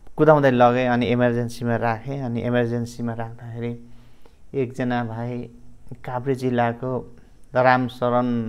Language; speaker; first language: Nepali; non-native, local second language; Limbu